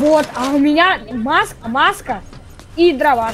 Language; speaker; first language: Russian; native; Russian